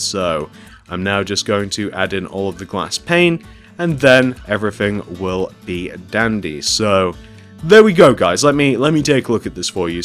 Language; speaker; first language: English; native; English